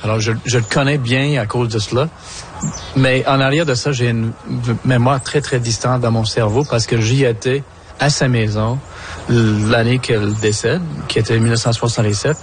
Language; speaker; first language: French; native; French